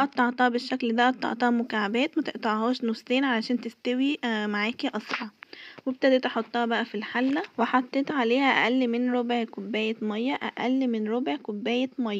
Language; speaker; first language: Arabic; native; Arabic